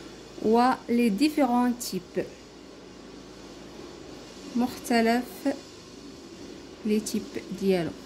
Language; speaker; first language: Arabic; native; Arabic